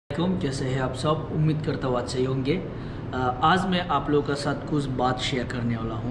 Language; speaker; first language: Hindi; non-native, local second language; Bangla